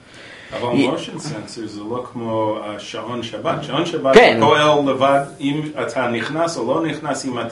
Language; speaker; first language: Hebrew; non-native, fluent; English